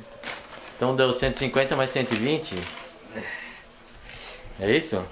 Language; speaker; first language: Portuguese; native; Portuguese